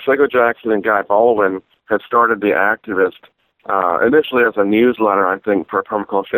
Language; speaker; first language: English; native; English